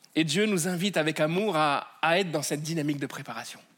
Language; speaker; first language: French; native; French